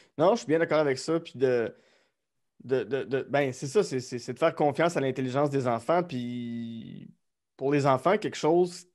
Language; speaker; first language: French; native; French